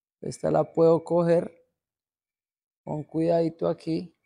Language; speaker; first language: Spanish; native; Spanish